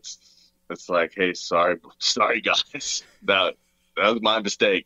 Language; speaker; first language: English; native; English